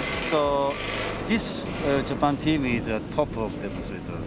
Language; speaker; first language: English; non-native, learner; Japanese